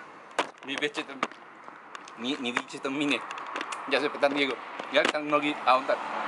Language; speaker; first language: Polish; non-native, learner; Spanish